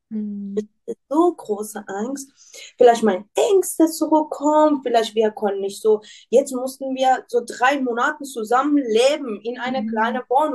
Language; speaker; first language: German; non-native, learner; Persian